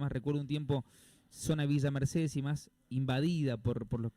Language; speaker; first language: Spanish; native; Spanish